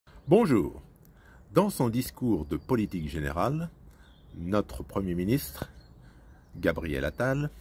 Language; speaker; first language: French; native; French